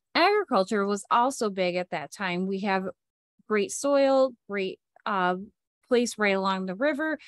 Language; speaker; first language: English; native; English